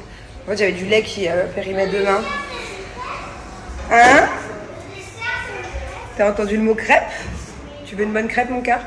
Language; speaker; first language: French; native; French